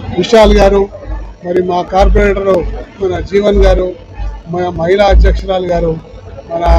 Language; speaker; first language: Telugu; native; Telugu